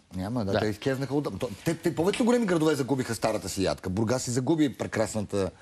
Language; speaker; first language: Bulgarian; native; Bulgarian